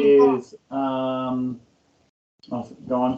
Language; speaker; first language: English; non-native, learner; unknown